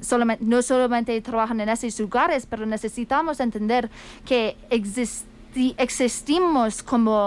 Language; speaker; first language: Spanish; non-native, fluent; English